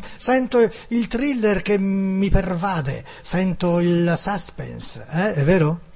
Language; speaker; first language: Italian; native; Italian